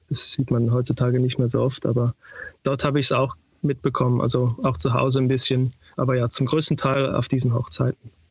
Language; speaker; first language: German; early bilingual, heritage; German